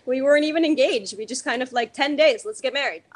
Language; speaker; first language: English; non-native, local second language; Filipino